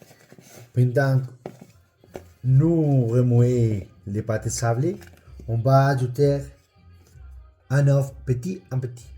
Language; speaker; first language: French; non-native, learner; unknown